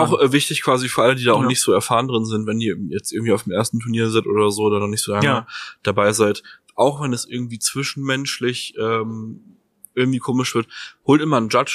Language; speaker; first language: German; native; German